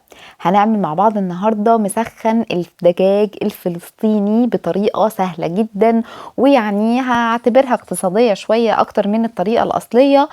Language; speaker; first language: Arabic; native; Arabic